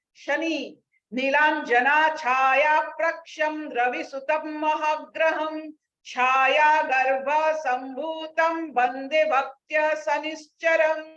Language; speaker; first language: Hindi; non-native, local second language; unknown